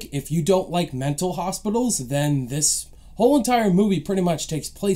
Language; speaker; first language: English; native; English